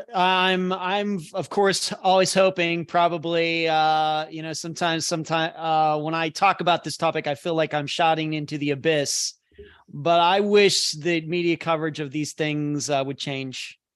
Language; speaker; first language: English; native; English